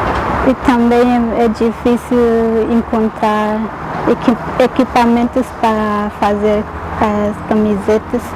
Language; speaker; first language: Portuguese; non-native, local second language; Guarani